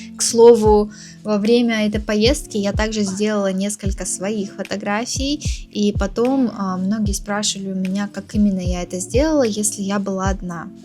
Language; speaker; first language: Russian; native; Russian